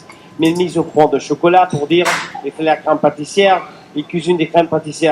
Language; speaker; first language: French; non-native, fluent; Italian